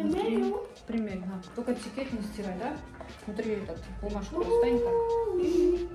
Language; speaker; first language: Russian; native; Russian